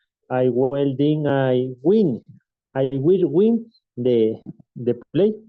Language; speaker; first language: English; non-native, learner; Spanish